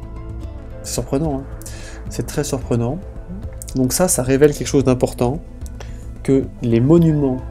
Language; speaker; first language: French; native; French